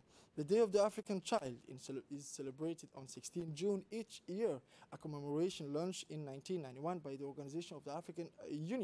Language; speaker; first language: English; non-native, fluent; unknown